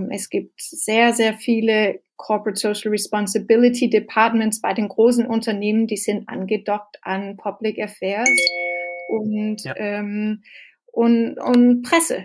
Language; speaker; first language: German; non-native, fluent; Danish